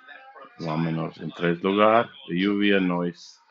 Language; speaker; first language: Spanish; non-native, learner; English